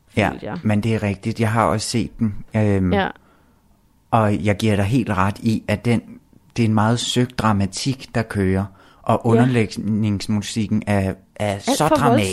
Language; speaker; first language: Danish; native; Danish